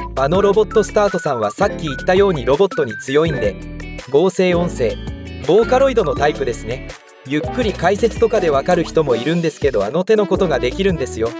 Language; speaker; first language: Japanese; native; Japanese